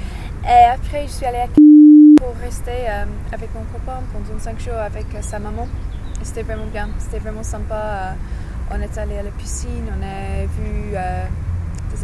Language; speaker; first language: French; non-native, learner; English